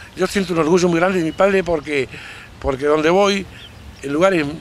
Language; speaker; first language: Spanish; native; Spanish